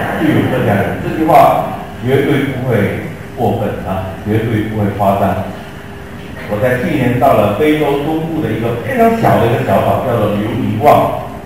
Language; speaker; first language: Chinese; non-native, local second language; Hakka Chinese